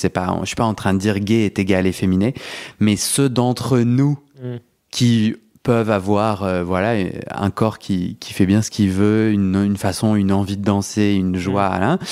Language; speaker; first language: French; native; French